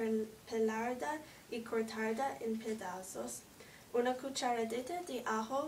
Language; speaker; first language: Spanish; non-native, learner; English